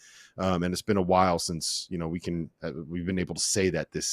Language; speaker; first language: English; native; English